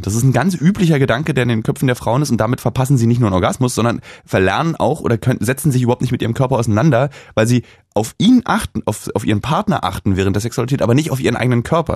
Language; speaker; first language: German; native; German